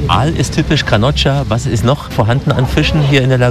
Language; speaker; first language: German; native; German